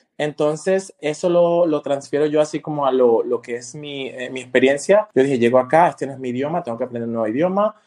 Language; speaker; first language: Spanish; native; Spanish